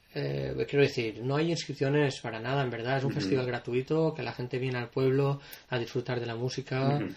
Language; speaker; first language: Spanish; native; Spanish